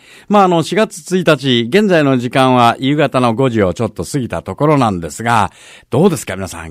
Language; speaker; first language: Japanese; native; Japanese